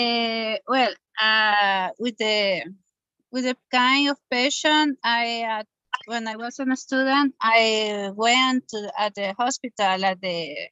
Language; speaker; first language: English; non-native, learner; Spanish